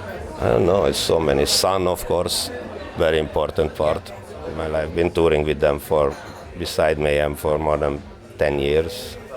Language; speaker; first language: English; non-native, fluent; Hungarian